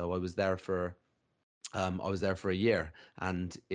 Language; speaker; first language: English; native; English